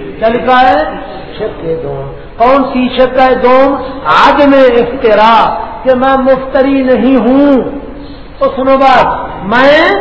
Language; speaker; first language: Urdu; non-native, local second language; Punjabi